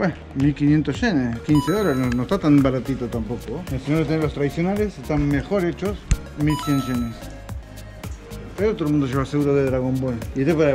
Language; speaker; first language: Spanish; native; Spanish